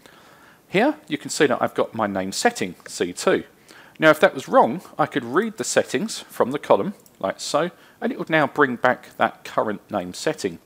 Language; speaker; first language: English; native; English